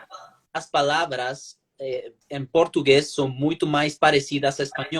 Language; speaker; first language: Portuguese; non-native, learner; Spanish